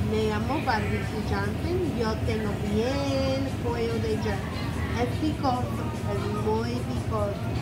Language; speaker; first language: Spanish; non-native, learner; English